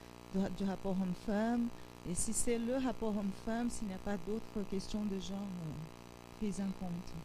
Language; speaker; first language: French; non-native, fluent; Portuguese